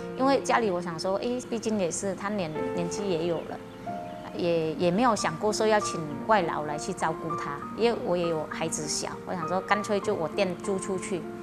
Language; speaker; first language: Chinese; early bilingual, heritage; Chinese